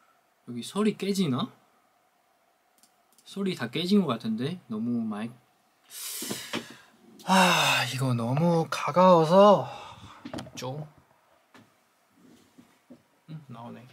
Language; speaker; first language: Korean; non-native, fluent; Chinese